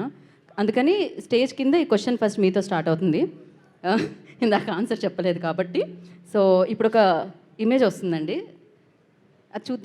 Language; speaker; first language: Telugu; native; Telugu